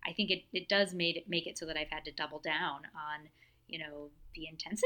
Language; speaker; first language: English; native; English